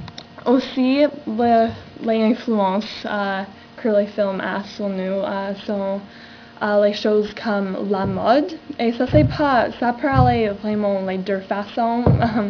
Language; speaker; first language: French; non-native, learner; English